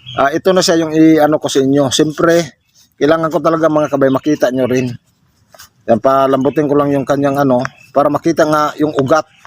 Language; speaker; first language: Filipino; non-native, local second language; Cebuano